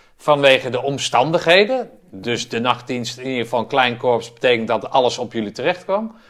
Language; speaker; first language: Dutch; native; Dutch